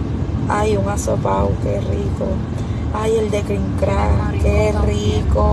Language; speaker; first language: Spanish; native; Spanish